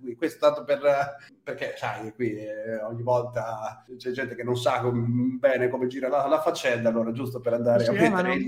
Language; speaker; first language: Italian; native; Italian